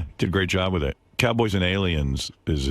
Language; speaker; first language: English; native; English